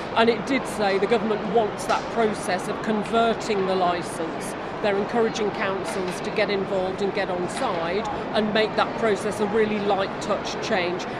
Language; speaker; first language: English; native; English